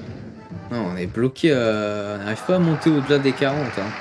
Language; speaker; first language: French; native; French